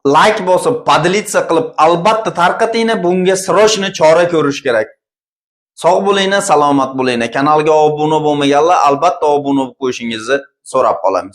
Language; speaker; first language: Uzbek; native; Uzbek